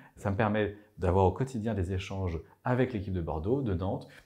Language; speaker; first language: French; native; French